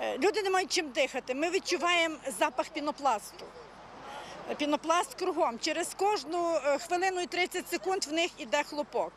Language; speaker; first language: Ukrainian; native; Ukrainian